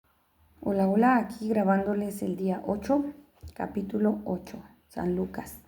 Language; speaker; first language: Spanish; native; Spanish